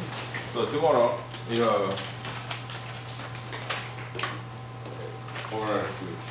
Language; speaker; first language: English; non-native, fluent; Japanese